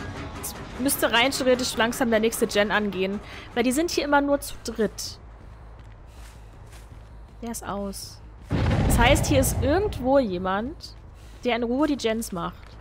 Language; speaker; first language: German; native; German